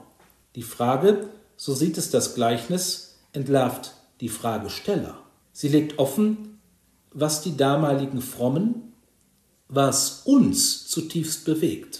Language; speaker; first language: German; native; German